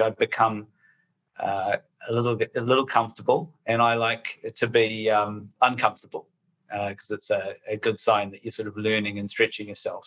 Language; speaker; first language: English; native; English